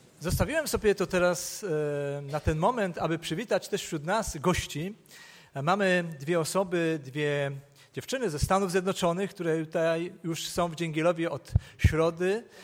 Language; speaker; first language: Polish; native; Polish